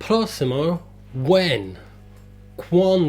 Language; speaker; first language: Portuguese; non-native, fluent; English